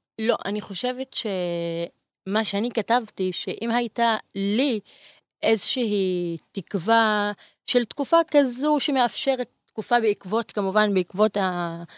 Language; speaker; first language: Hebrew; non-native, local second language; Arabic